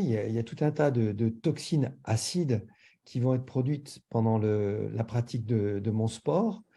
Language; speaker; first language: French; native; French